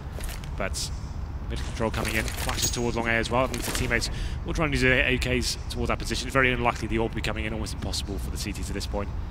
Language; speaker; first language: English; native; English